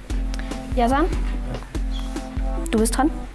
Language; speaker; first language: German; native; German